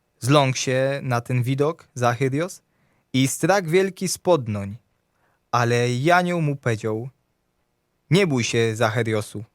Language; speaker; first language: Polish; native; Polish